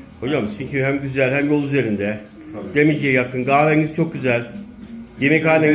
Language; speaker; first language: Turkish; native; Turkish